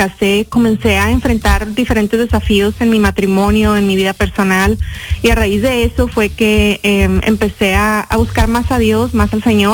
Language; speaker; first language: Spanish; early bilingual, heritage; Spanish